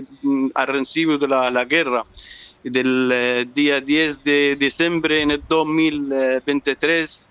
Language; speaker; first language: Spanish; non-native, learner; Arabic